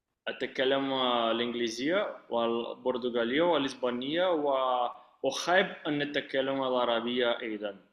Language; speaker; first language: Arabic; non-native, learner; Portuguese